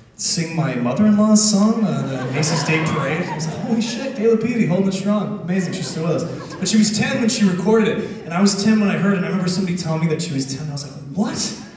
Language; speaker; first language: English; native; English